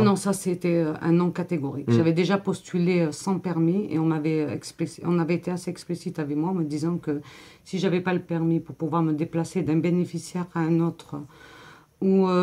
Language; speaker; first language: French; native; French